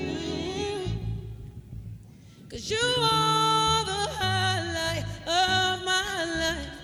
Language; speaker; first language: English; native; English